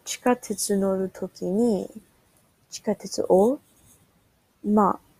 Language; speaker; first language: Japanese; non-native, learner; English